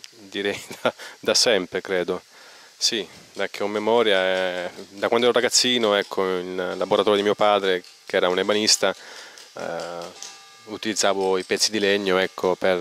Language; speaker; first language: Italian; native; Italian